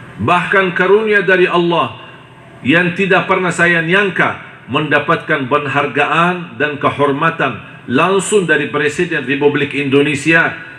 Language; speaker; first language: Indonesian; non-native, fluent; Arabic